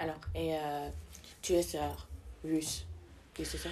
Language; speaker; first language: French; non-native, learner; English